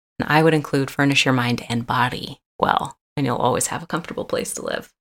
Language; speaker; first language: English; native; English